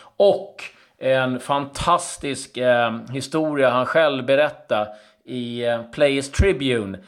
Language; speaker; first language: Swedish; native; Swedish